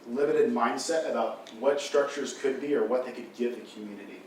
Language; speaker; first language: English; native; English